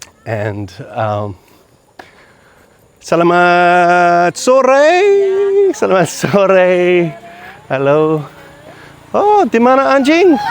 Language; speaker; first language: Indonesian; non-native, learner; English